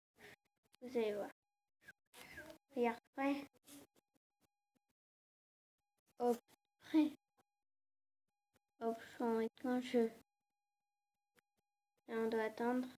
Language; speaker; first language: French; native; French